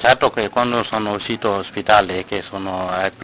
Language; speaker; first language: Italian; non-native, learner; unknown